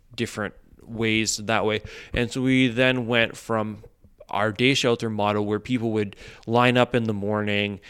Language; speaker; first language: English; native; English